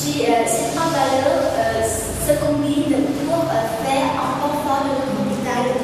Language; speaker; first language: French; non-native, fluent; Vietnamese